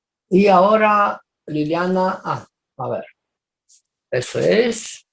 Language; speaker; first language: Spanish; non-native, fluent; Romanian